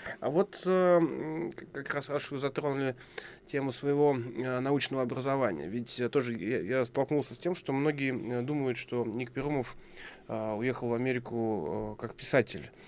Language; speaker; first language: Russian; native; Russian